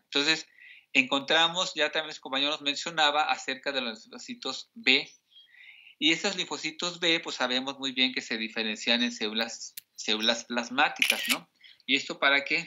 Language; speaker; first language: Spanish; native; Spanish